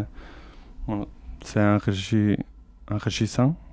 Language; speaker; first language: French; non-native, learner; Spanish